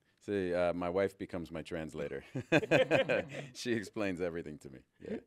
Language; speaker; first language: English; native; English